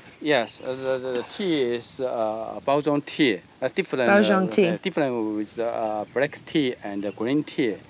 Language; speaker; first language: English; non-native, learner; Chinese